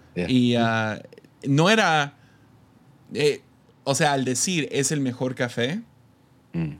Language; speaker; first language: Spanish; early bilingual, heritage; Spanish